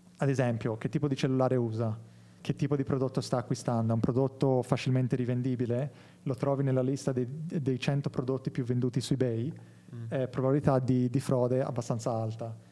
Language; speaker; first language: Italian; native; Italian